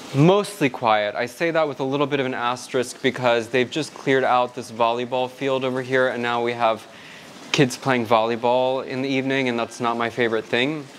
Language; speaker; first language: English; native; English